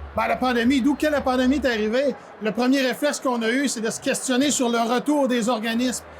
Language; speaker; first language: French; native; French